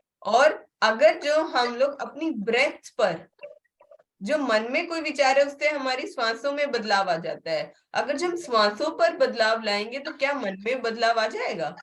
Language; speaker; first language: Hindi; native; Hindi